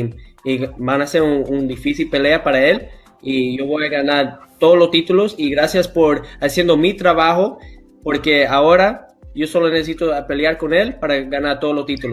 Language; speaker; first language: Spanish; early bilingual, heritage; English